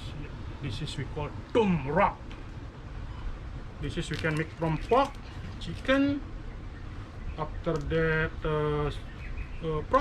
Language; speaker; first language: English; non-native, learner; Indonesian